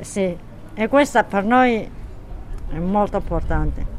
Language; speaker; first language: Italian; non-native, learner; Kurdish